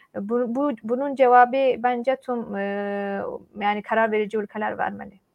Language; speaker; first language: Turkish; non-native, fluent; Persian